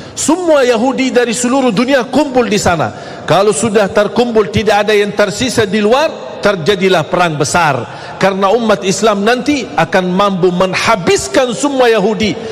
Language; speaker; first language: Malay; non-native, fluent; Arabic